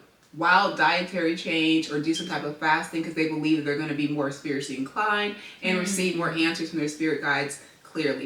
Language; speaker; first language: English; native; English